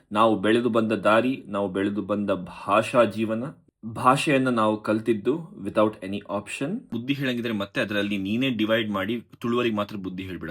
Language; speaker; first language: Kannada; non-native, local second language; Tulu